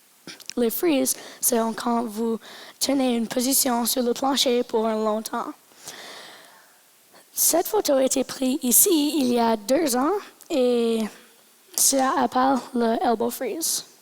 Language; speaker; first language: French; non-native, local second language; English